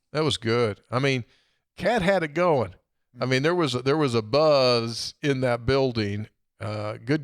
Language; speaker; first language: English; native; English